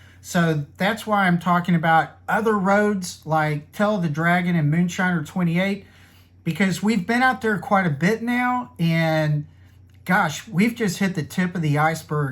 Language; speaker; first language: English; native; English